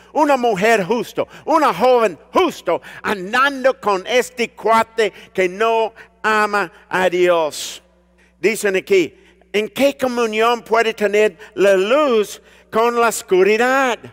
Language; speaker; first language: Spanish; early bilingual, heritage; Spanish